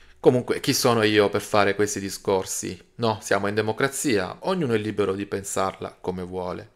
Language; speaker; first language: Italian; native; Italian